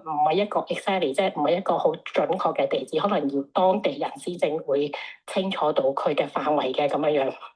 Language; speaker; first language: Cantonese; native; Cantonese